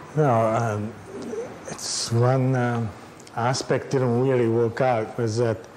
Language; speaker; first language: English; non-native, fluent; Japanese